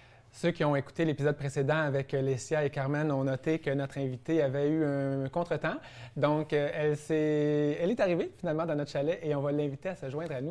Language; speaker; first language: French; native; French